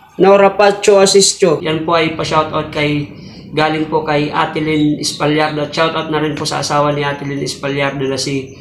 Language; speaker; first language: Filipino; non-native, local second language; Waray